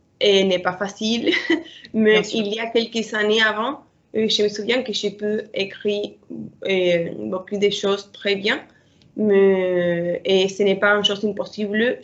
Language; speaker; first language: French; non-native, learner; Spanish